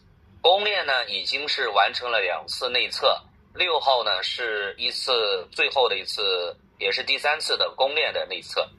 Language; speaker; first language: Chinese; native; Chinese